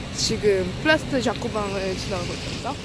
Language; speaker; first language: Korean; native; Korean